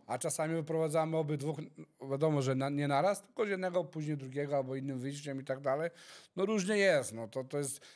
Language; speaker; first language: Polish; early bilingual, heritage; Polish